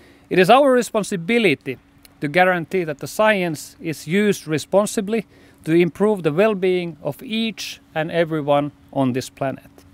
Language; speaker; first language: English; non-native, fluent; Finnish